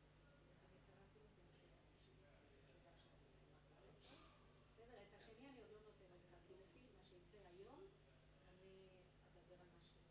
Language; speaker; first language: Hebrew; native; Hebrew